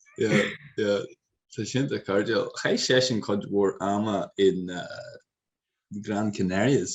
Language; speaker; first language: Irish; non-native, local second language; English